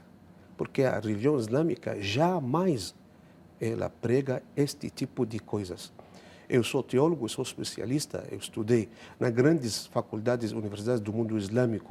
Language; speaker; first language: Portuguese; non-native, fluent; Arabic